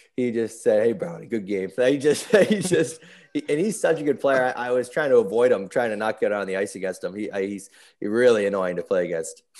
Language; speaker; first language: English; native; English